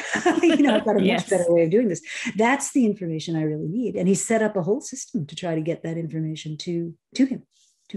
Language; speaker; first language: English; native; English